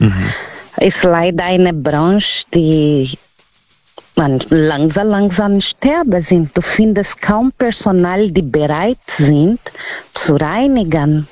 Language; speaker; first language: German; non-native, learner; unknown